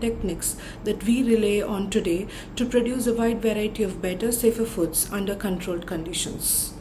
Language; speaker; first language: English; non-native, local second language; Tamil